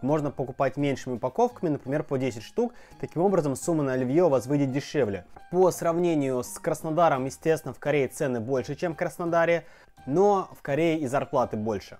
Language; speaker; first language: Russian; native; Russian